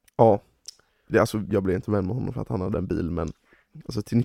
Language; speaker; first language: Swedish; native; Swedish